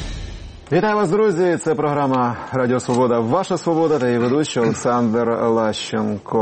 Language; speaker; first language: Ukrainian; native; Ukrainian